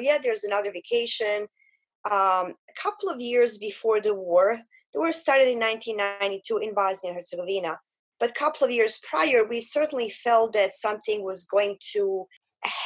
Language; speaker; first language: English; non-native, fluent; Bosnian